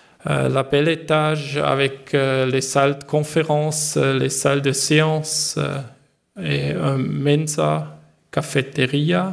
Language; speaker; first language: French; non-native, learner; German